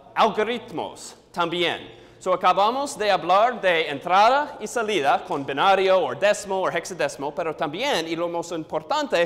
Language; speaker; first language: Spanish; non-native, learner; English